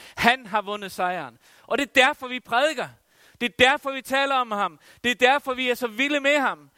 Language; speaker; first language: Danish; non-native, local second language; Faroese